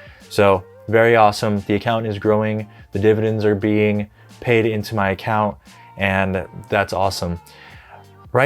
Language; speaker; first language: English; native; English